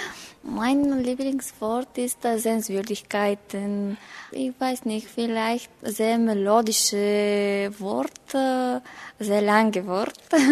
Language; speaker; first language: German; non-native, learner; Bulgarian